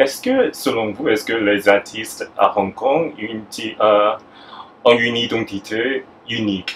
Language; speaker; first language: French; non-native, fluent; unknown